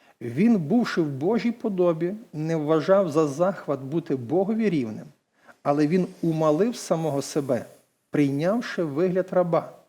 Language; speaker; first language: Ukrainian; native; Ukrainian